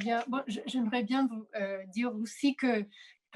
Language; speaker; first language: French; non-native, fluent; Spanish